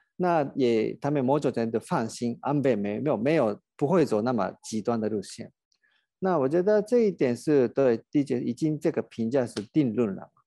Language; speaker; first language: Chinese; non-native, fluent; Japanese